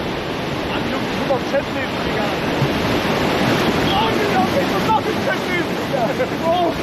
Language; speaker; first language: German; native; German